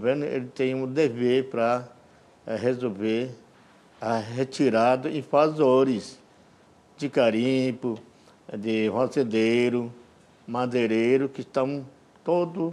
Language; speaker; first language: Portuguese; non-native, local second language; Yanomámi